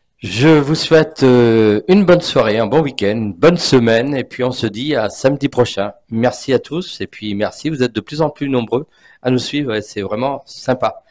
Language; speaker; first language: French; native; French